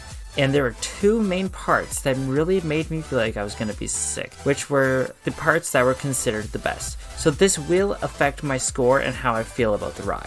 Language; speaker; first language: English; native; English